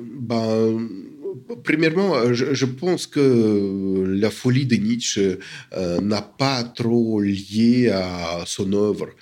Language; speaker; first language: French; non-native, fluent; Russian